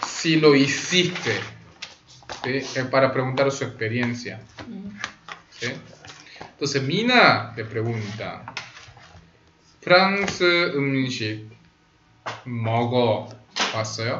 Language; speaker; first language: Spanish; early bilingual, other home language; Korean